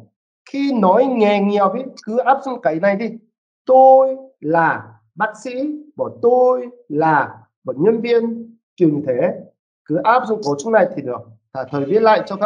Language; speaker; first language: Vietnamese; non-native, fluent; Korean